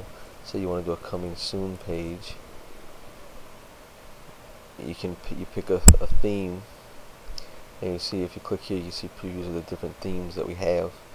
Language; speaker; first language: English; native; English